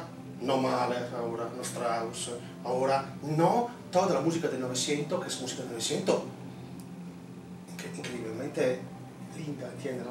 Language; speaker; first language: Spanish; non-native, fluent; Italian